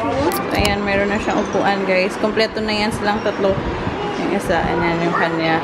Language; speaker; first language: Filipino; non-native, local second language; Hiligaynon